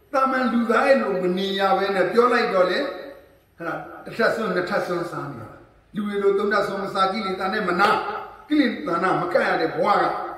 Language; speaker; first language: Burmese; native; Burmese